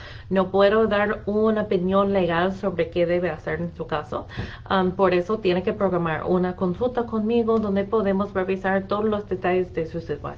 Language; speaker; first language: Spanish; non-native, fluent; English